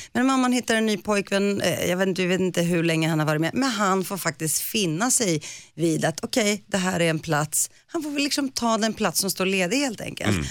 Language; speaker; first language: Swedish; early bilingual, other home language; Greek